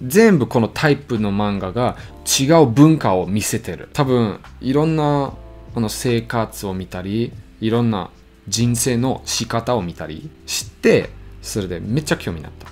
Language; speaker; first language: Japanese; non-native, learner; German